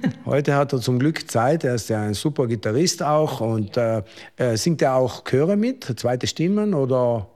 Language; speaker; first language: German; native; German